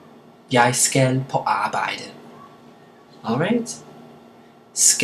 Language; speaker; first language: Danish; non-native, learner; English